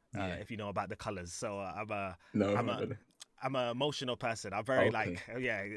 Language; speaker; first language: English; native; English